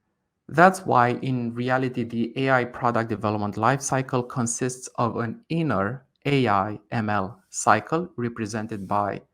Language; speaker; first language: English; non-native, fluent; Romanian